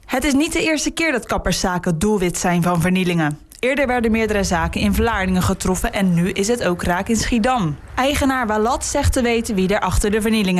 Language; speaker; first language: Dutch; native; Dutch